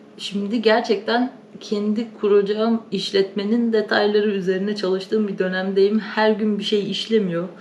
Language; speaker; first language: Turkish; native; Turkish